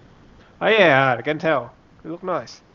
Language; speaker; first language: English; non-native, fluent; Vietnamese